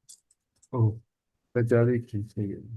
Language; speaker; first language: Chinese; non-native, learner; Indonesian